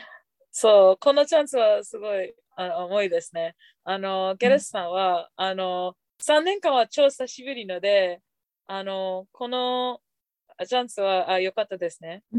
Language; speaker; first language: Japanese; non-native, fluent; English